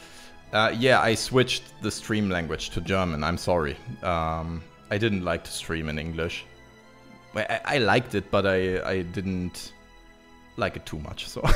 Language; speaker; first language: English; non-native, fluent; German